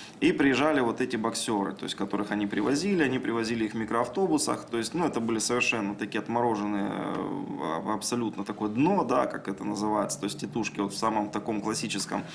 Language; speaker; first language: Russian; native; Russian